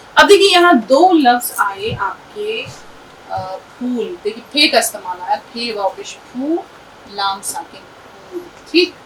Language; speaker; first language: Urdu; native; Urdu